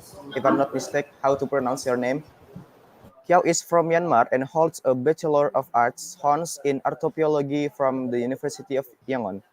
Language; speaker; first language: English; non-native, learner; Indonesian